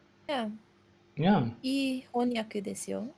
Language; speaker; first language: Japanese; non-native, learner; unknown